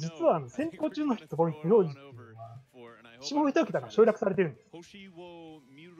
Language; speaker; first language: Japanese; native; Japanese